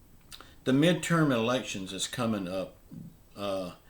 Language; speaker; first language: English; native; English